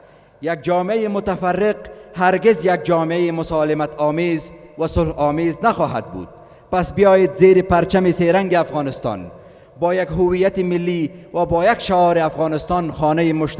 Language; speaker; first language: Persian; native; Persian